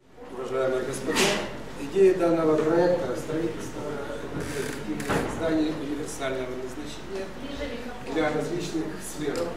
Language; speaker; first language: Russian; native; Russian